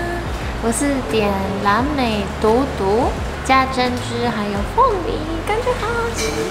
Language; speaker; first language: Chinese; non-native, fluent; Japanese